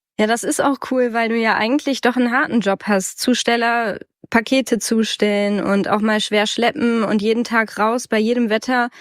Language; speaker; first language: German; native; German